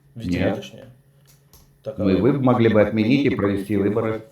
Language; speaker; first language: Russian; native; Russian